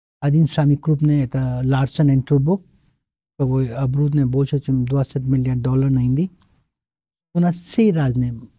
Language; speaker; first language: Russian; non-native, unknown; Hindi